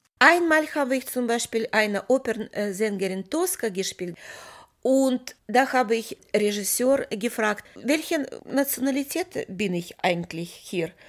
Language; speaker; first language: German; non-native, fluent; Romanian